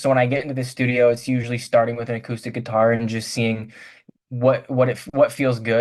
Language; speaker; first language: English; native; English